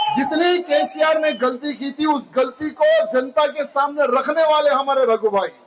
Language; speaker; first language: Hindi; non-native, local second language; Telugu